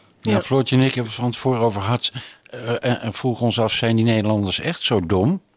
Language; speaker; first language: Dutch; native; Dutch